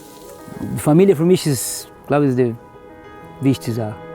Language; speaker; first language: German; non-native, learner; Portuguese